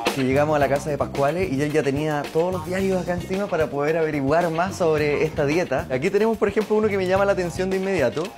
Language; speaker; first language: Spanish; native; Spanish